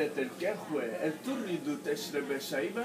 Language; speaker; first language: Arabic; non-native, learner; Spanish